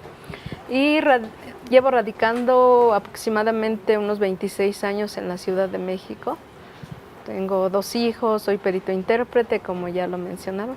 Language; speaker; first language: Spanish; non-native, local second language; Nahuatl languages